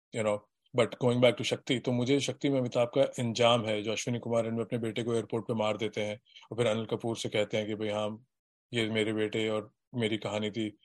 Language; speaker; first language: Hindi; native; Hindi